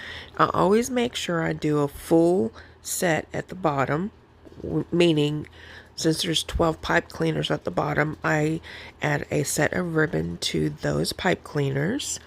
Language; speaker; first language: English; native; English